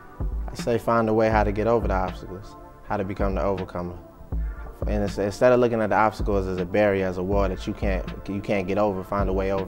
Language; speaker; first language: English; native; English